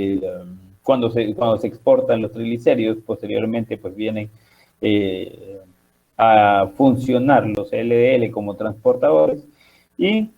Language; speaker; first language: Spanish; native; Spanish